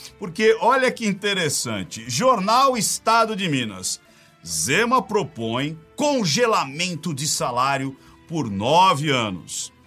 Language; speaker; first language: Portuguese; native; Portuguese